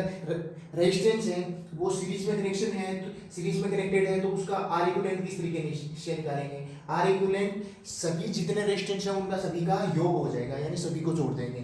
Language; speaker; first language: Hindi; native; Hindi